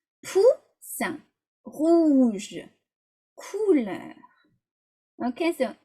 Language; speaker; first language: French; non-native, fluent; English